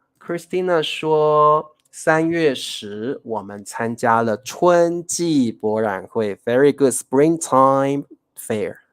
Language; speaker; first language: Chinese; native; Chinese